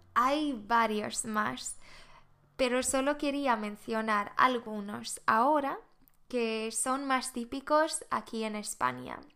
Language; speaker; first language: Spanish; non-native, fluent; Swedish